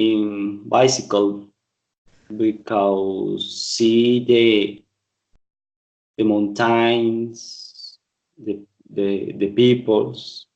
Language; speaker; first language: English; non-native, learner; Spanish